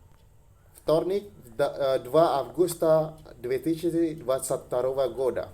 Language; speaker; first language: Russian; non-native, learner; Indonesian